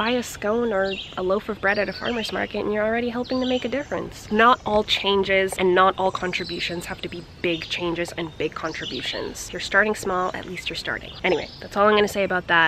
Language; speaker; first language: English; early bilingual, other home language; Russian